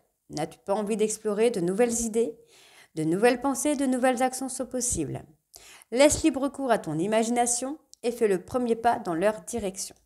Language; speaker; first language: French; native; French